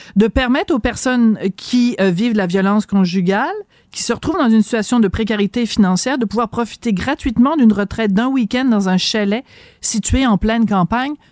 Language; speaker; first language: French; native; French